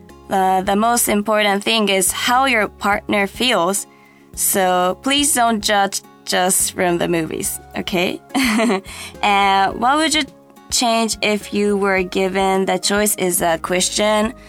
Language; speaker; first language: English; non-native, learner; Japanese